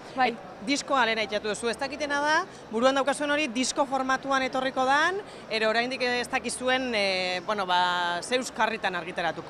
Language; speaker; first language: Basque; native; Basque